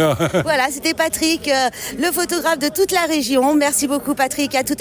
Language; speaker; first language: French; native; French